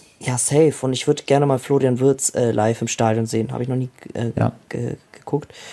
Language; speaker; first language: German; early bilingual, other home language; Russian